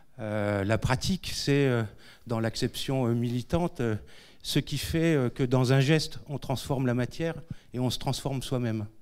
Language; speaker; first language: French; native; French